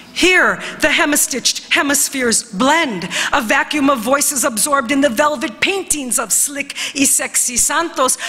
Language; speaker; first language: English; early bilingual, other home language; Spanish